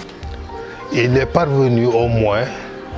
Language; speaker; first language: French; non-native, local second language; Wolof